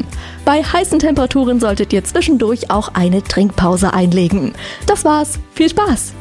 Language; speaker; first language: German; native; German